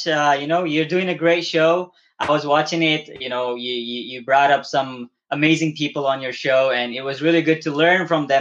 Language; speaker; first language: English; non-native, local second language; Balti